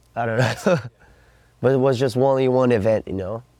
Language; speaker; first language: English; non-native, fluent; Portuguese